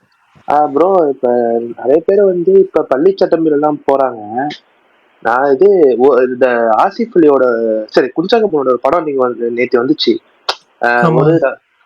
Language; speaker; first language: Tamil; native; Tamil